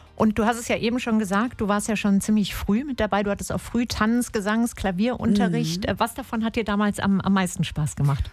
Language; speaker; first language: German; native; German